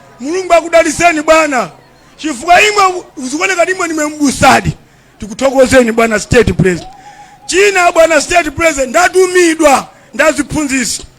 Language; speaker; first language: Nyanja; non-native, local second language; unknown